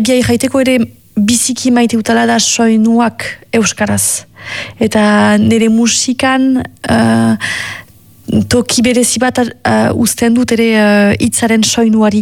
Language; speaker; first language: Basque; native; Basque